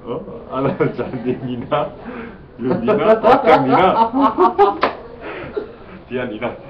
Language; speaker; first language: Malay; non-native, learner; Korean